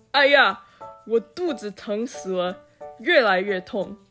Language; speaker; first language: Chinese; non-native, learner; English